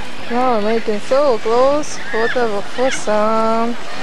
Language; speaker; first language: English; non-native, learner; Russian